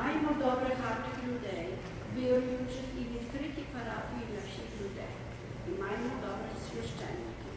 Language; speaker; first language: Ukrainian; early bilingual, heritage; Ukrainian